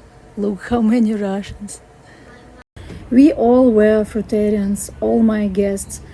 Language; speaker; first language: English; non-native, fluent; Russian